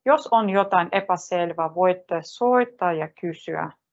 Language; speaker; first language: Finnish; non-native, fluent; Russian